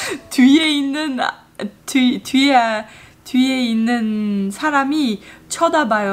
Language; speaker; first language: Korean; non-native, fluent; French